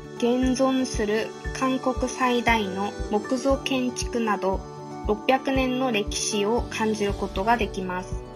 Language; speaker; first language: Japanese; non-native, fluent; Korean